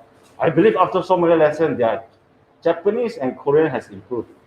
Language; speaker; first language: English; non-native, fluent; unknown